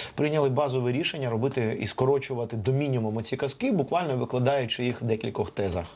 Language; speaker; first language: Ukrainian; non-native, local second language; Russian